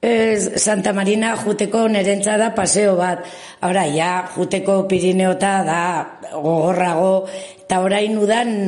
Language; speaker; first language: Basque; non-native, local second language; Spanish